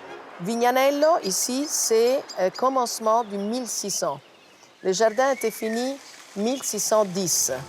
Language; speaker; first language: French; non-native, fluent; Italian